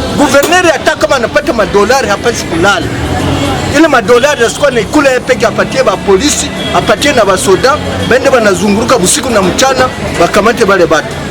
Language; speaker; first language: Swahili; native; Swahili